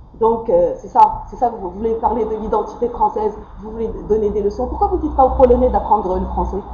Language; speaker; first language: French; non-native, local second language; Arabic